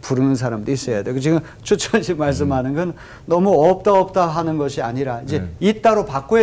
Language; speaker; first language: Korean; native; Korean